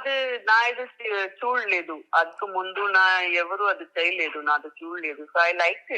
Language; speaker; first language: Telugu; non-native, learner; Gujarati